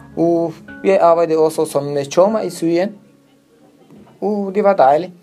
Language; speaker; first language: Danish; non-native, learner; Kurdish